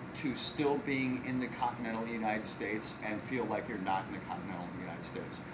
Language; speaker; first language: English; native; English